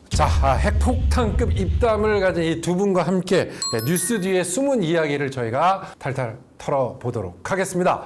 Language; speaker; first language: Korean; native; Korean